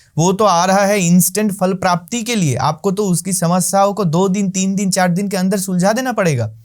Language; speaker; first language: Hindi; non-native, local second language; Bangla